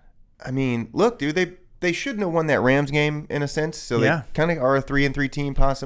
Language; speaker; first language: English; native; English